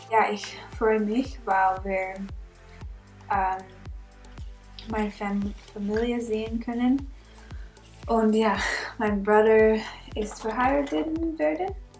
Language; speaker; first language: German; non-native, learner; English